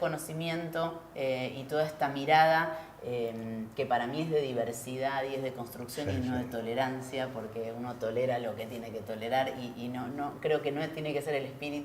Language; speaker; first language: Spanish; native; Spanish